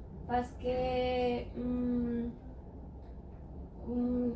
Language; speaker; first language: French; non-native, learner; Spanish